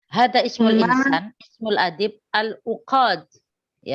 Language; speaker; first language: Arabic; non-native, learner; Indonesian